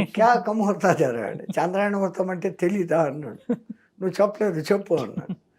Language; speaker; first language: Telugu; non-native, local second language; Hindi